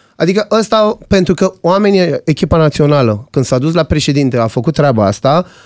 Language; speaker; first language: Romanian; non-native, fluent; Persian